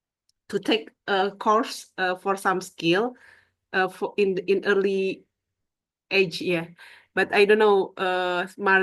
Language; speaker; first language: English; non-native, learner; Indonesian